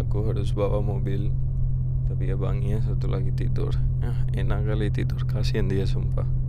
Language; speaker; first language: Indonesian; non-native, fluent; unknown